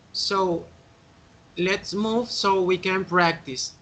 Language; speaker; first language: English; non-native, fluent; Spanish